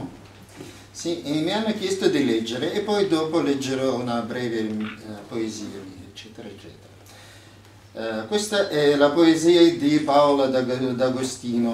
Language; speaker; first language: Italian; non-native, fluent; Russian